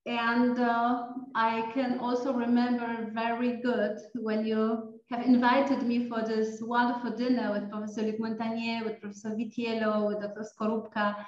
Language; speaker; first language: English; non-native, fluent; Polish